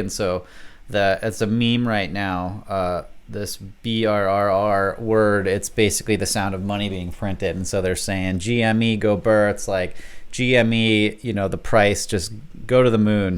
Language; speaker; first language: English; native; English